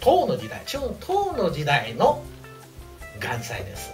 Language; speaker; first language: Japanese; non-native, fluent; Chinese